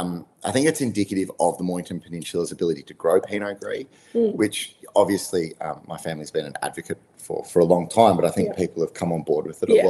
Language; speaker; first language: English; native; English